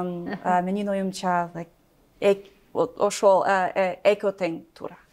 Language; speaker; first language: Kyrgyz; non-native, learner; English